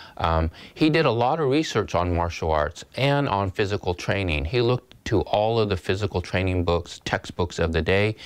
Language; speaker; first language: English; native; English